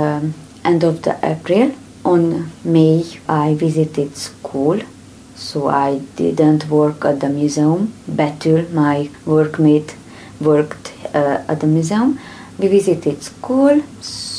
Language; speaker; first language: English; non-native, learner; Romanian